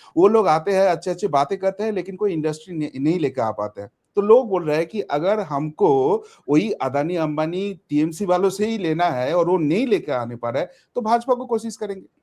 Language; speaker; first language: Hindi; non-native, local second language; Bangla